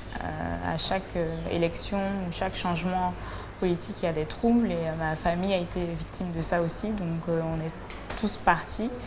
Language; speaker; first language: French; native; French